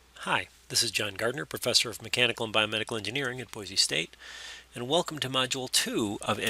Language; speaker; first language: English; native; English